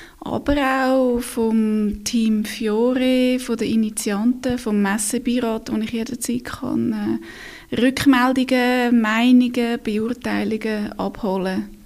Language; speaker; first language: German; native; German